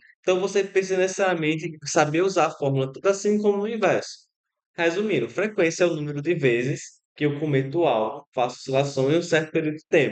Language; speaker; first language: Portuguese; native; Portuguese